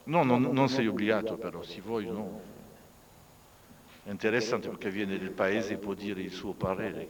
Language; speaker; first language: Italian; non-native, fluent; French